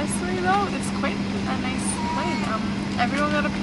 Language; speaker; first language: English; native; English